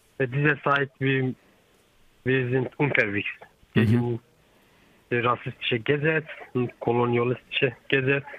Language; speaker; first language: German; non-native, learner; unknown